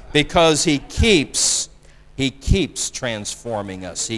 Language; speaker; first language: English; native; English